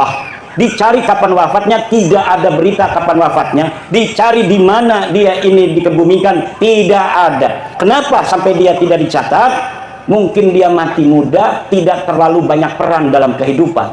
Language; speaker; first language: Indonesian; non-native, local second language; Javanese